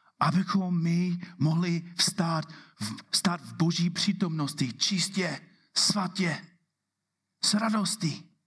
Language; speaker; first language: Czech; non-native, fluent; English